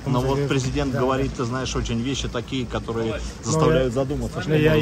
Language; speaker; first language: Russian; native; Russian